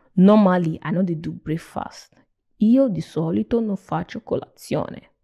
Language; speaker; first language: Italian; non-native, fluent; Nigerian Pidgin